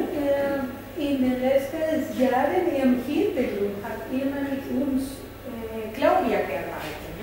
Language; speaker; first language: German; non-native, learner; Spanish